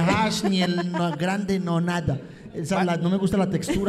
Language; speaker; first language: Spanish; native; Spanish